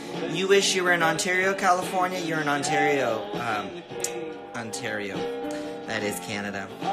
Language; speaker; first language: English; early bilingual, other home language; Spanish